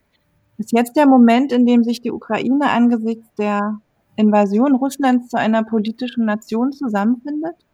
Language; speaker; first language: German; native; German